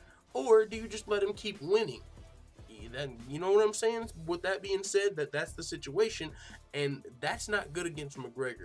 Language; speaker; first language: English; native; English